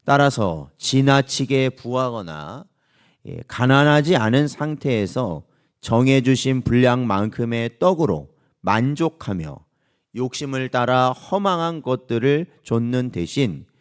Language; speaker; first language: Korean; native; Korean